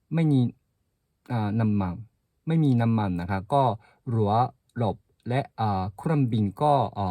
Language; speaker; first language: Thai; non-native, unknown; Japanese